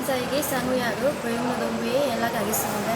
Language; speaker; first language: Korean; non-native, learner; Nepali